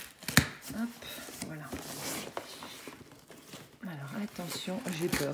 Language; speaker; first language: French; native; French